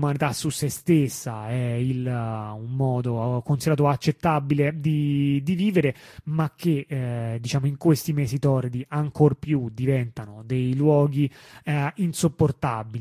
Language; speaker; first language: Italian; native; Italian